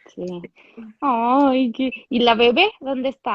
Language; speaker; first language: Spanish; native; Spanish